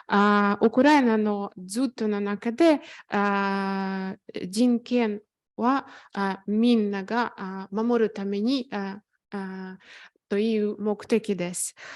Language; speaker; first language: Japanese; non-native, fluent; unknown